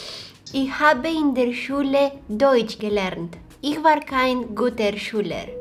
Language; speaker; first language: German; non-native, learner; Bulgarian